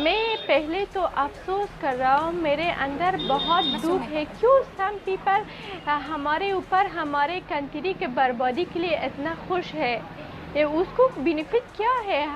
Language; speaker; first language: Hindi; non-native, learner; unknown